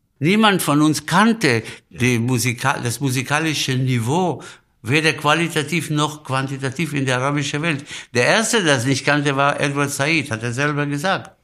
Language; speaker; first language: German; non-native, fluent; Spanish